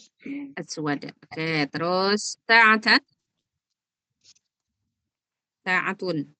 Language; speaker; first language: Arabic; non-native, fluent; Indonesian